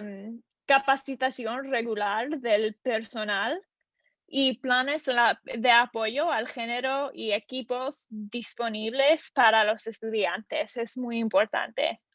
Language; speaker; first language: Spanish; non-native, learner; English